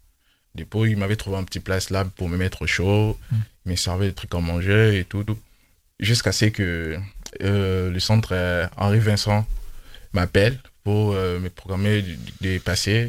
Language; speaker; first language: French; non-native, local second language; Lingala